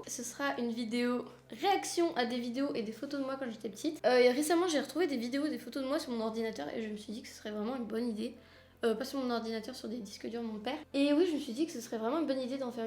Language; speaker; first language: French; native; French